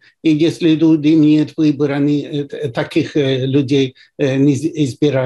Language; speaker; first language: Russian; non-native, fluent; Swedish